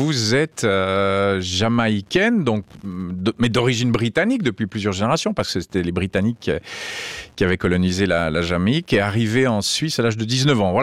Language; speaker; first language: French; native; French